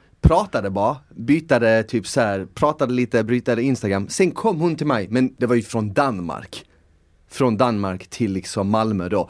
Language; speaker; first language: Swedish; native; Swedish